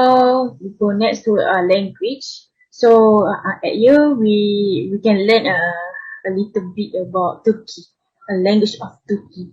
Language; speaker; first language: English; non-native, learner; Malay